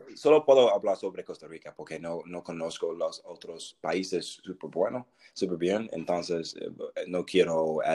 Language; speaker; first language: Spanish; non-native, learner; English